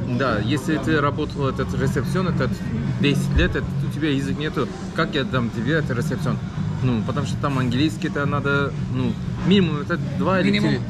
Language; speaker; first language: Russian; non-native, learner; Turkish